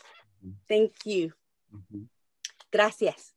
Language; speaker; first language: Spanish; non-native, learner; Japanese